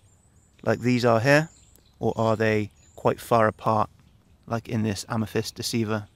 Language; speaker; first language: English; native; English